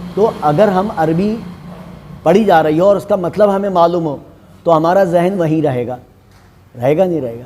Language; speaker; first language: Hindi; native; Hindi